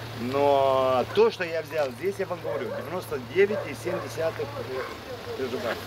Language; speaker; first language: Russian; non-native, local second language; Romanian